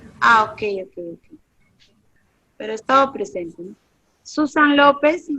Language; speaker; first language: Spanish; native; Spanish